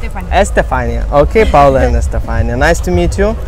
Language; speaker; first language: English; non-native, learner; Lithuanian